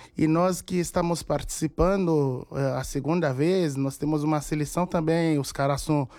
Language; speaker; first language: Portuguese; non-native, fluent; Haitian Creole